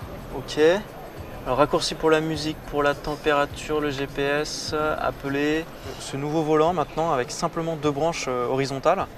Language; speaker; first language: French; native; French